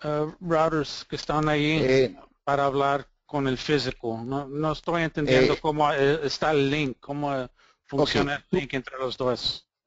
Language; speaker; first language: Spanish; non-native, fluent; English